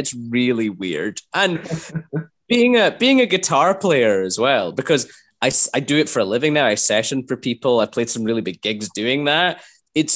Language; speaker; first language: English; native; English